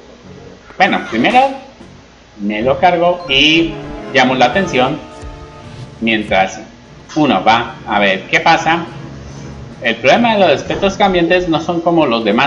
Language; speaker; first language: Spanish; native; Spanish